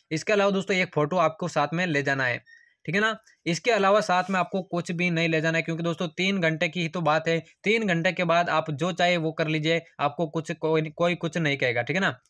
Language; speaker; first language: Hindi; native; Hindi